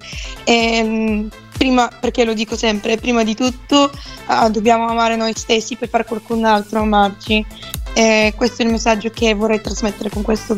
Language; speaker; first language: Italian; non-native, fluent; Bulgarian